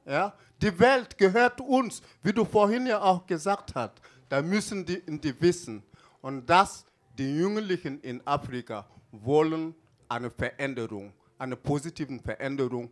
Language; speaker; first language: German; non-native, fluent; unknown